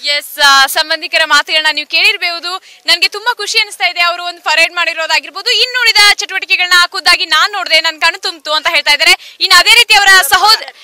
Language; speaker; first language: Kannada; native; Kannada